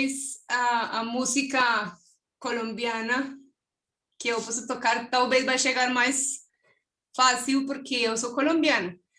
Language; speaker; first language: Portuguese; non-native, fluent; Spanish